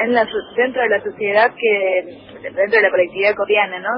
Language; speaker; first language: Spanish; early bilingual, other home language; Korean